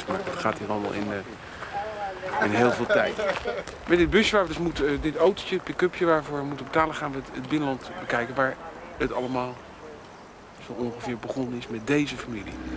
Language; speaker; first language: Dutch; native; Dutch